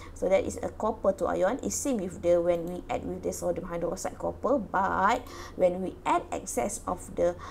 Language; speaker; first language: English; non-native, local second language; Malay